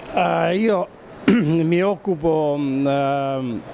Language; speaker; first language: Italian; native; Italian